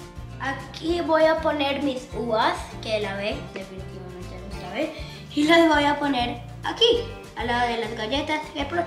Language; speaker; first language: Spanish; early bilingual, other home language; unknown